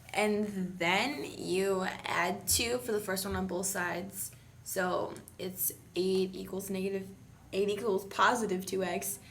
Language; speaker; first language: English; native; English